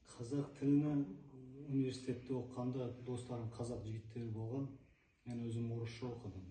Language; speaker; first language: Kazakh; non-native, local second language; Turkish